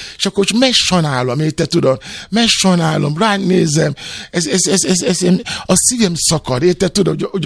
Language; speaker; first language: Hungarian; non-native, fluent; Yoruba